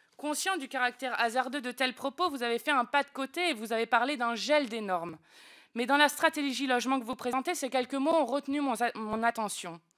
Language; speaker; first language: French; native; French